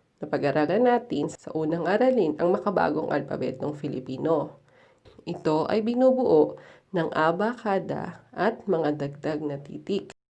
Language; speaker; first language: Filipino; native; Filipino